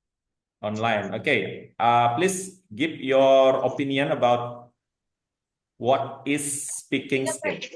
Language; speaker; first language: English; non-native, fluent; Indonesian